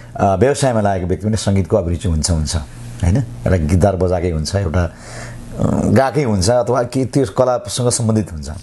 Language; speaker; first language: Nepali; native; Nepali